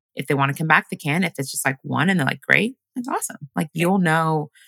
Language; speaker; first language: English; early bilingual, other home language; Ganda